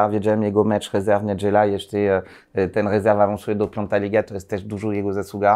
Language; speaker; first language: Polish; non-native, learner; French